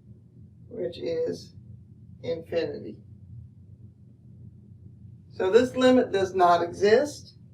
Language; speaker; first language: English; native; English